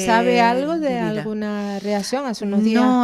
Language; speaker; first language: Spanish; native; Spanish